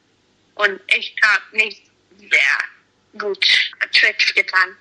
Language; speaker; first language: German; non-native, learner; English